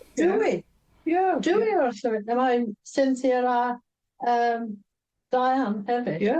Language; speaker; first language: Welsh; non-native, fluent; English